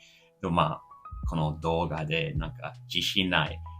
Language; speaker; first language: Japanese; non-native, learner; English